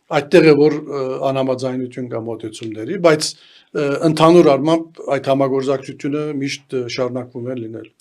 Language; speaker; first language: Armenian; early bilingual, heritage; Armenian